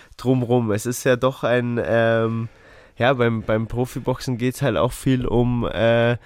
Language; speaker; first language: German; native; German